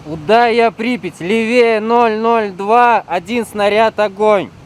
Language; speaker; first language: Russian; native; Russian